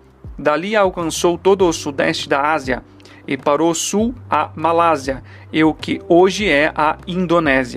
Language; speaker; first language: Portuguese; native; Portuguese